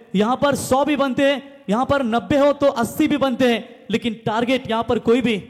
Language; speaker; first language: Hindi; non-native, local second language; Marathi